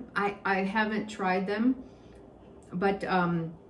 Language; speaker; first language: English; native; English